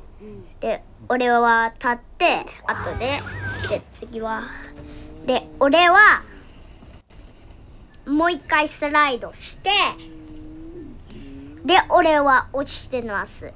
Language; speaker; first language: Japanese; non-native, learner; Indonesian